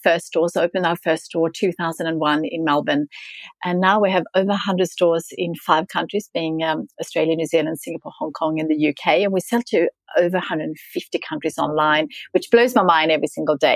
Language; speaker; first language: English; non-native, fluent; Swedish